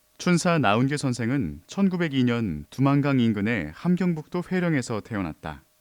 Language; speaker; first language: Korean; native; Korean